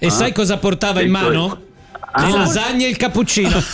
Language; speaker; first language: Italian; native; Italian